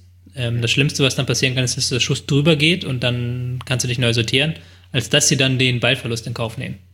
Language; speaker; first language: German; native; German